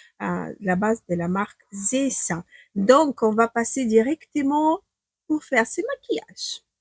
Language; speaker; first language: French; non-native, fluent; Ukrainian